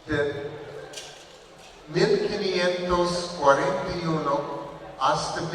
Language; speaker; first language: Spanish; non-native, learner; English